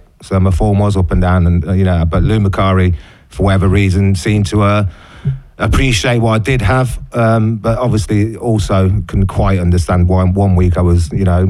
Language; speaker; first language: English; native; English